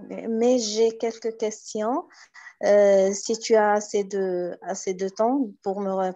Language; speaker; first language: French; non-native, learner; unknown